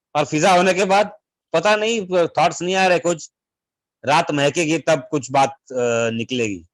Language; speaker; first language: Hindi; non-native, local second language; Marathi